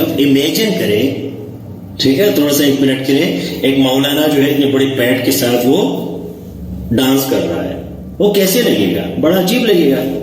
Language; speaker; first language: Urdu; non-native, local second language; Pashto